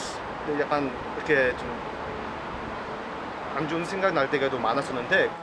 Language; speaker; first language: Korean; non-native, learner; Mongolian